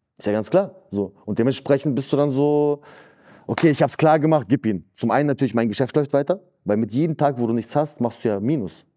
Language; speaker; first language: German; early bilingual, other home language; Russian